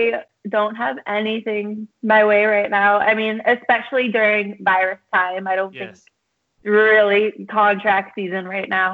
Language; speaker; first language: English; native; English